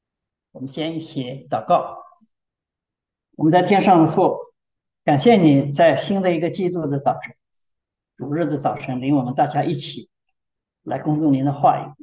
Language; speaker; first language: Chinese; native; Chinese